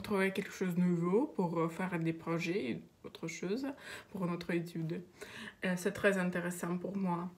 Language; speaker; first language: French; non-native, learner; Russian